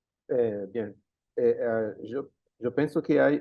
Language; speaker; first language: Spanish; non-native, learner; Portuguese